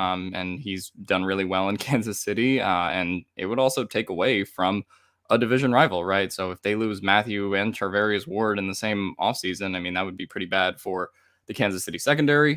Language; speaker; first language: English; native; English